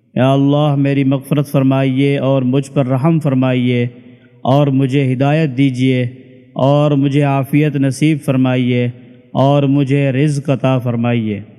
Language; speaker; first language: Urdu; native; Urdu